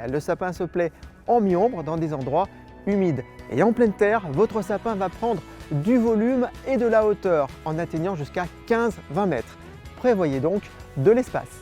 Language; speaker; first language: French; native; French